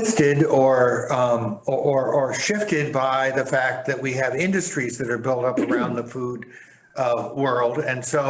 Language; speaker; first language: English; native; English